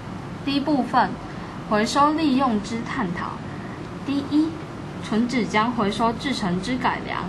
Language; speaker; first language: Chinese; native; Chinese